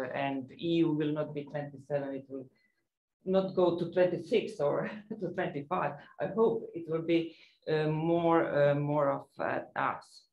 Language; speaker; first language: English; non-native, fluent; Croatian